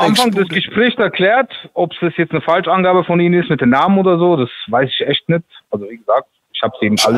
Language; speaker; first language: German; native; German